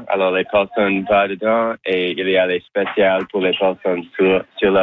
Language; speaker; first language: French; non-native, local second language; English